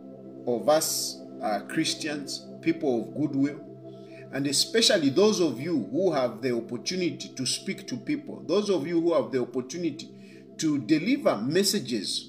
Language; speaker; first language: English; non-native, local second language; Bemba